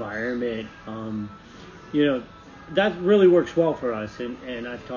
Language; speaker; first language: English; native; English